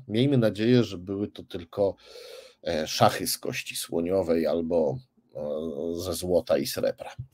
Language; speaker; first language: Polish; native; Polish